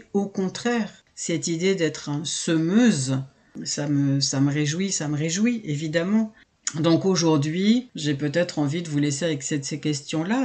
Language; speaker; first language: French; native; French